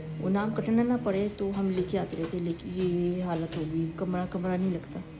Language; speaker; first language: Urdu; native; Urdu